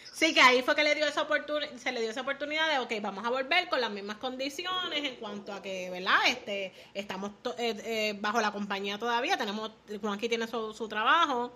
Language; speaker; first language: Spanish; native; Spanish